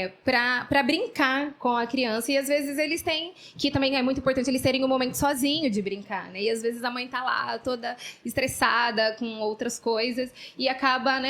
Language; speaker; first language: Portuguese; native; Portuguese